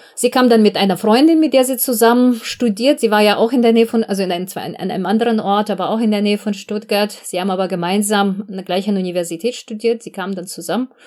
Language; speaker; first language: German; non-native, fluent; Russian